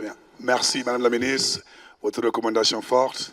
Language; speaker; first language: French; non-native, local second language; Wolof